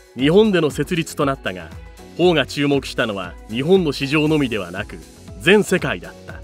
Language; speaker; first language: Japanese; native; Japanese